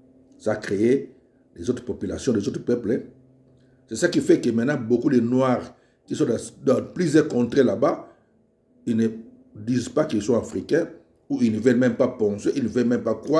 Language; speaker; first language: French; non-native, local second language; Lingala